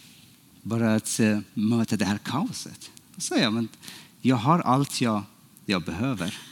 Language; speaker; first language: Swedish; non-native, fluent; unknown